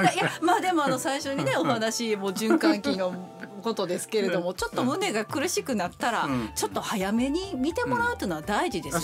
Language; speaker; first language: Japanese; native; Japanese